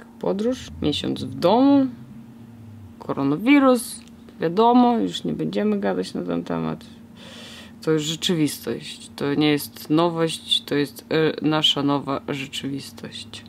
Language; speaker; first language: Polish; non-native, fluent; Russian